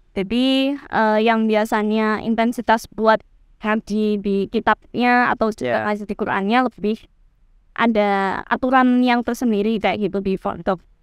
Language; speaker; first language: Indonesian; native; Indonesian